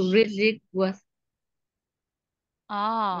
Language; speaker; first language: English; non-native, learner; Vietnamese